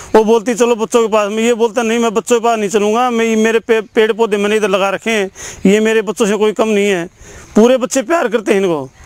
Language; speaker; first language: Hindi; native; Hindi